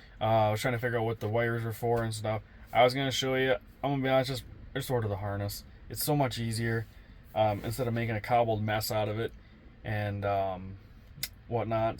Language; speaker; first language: English; native; English